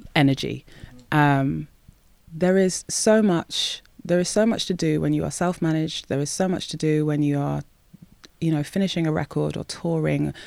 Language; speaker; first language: English; native; English